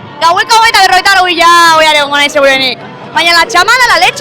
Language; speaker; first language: Basque; native; Basque